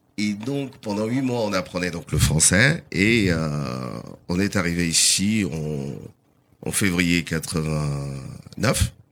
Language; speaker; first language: French; non-native, fluent; Portuguese